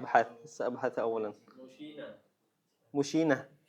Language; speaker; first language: Arabic; non-native, fluent; Indonesian